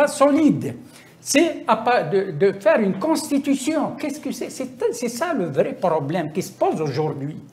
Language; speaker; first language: French; non-native, local second language; Arabic